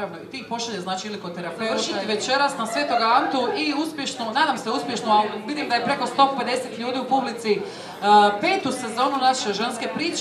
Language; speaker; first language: Croatian; native; Croatian